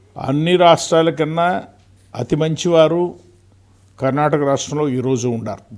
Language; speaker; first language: Telugu; native; Telugu